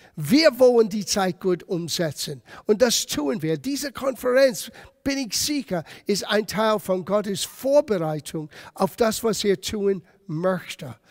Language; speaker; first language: German; non-native, fluent; English